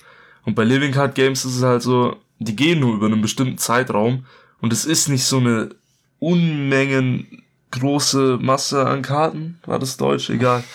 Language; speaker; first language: German; native; German